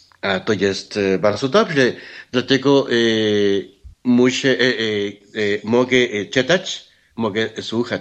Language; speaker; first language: Polish; non-native, learner; Spanish